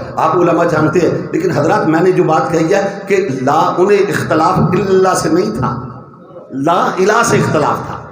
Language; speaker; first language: Urdu; non-native, local second language; Punjabi